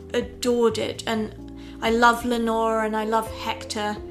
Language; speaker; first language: English; native; English